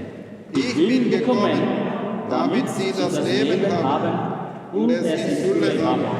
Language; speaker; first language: German; non-native, fluent; Malayalam